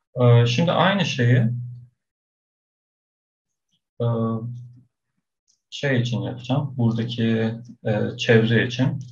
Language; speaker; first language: Turkish; non-native, fluent; Persian